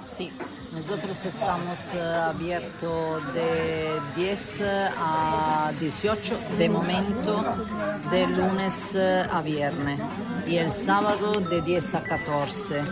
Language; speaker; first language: Spanish; non-native, fluent; Italian